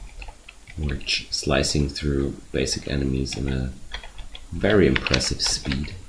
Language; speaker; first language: English; non-native, fluent; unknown